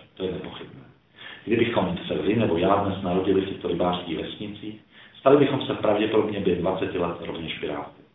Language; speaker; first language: Czech; early bilingual, other home language; Croatian